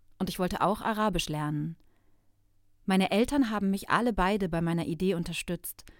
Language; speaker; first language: German; non-native, fluent; Turkish